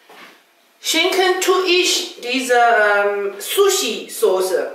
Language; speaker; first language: German; non-native, fluent; Chinese